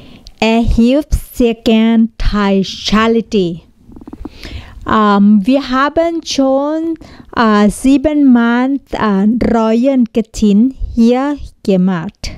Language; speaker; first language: German; non-native, learner; Thai